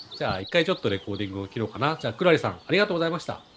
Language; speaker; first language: Japanese; native; Japanese